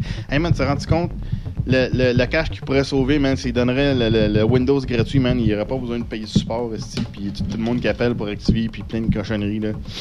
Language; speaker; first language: French; native; French